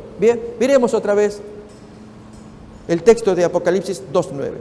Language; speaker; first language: Spanish; native; Spanish